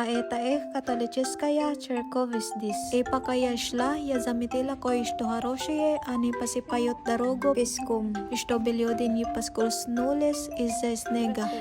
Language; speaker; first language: Russian; non-native, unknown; Waray